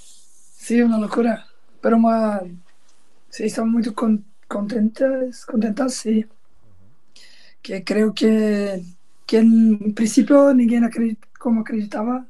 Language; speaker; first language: Spanish; non-native, learner; Portuguese